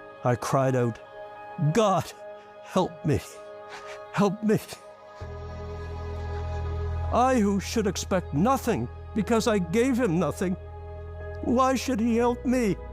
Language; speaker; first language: English; native; English